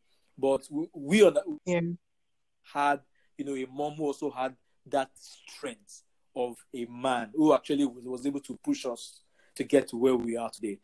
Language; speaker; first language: English; non-native, local second language; Yoruba